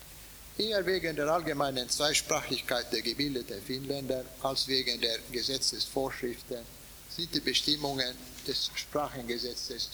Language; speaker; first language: German; non-native, fluent; Swedish